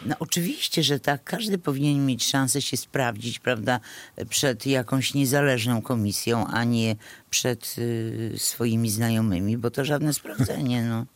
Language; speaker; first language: Polish; native; Polish